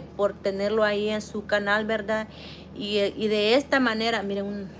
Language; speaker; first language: Spanish; native; Spanish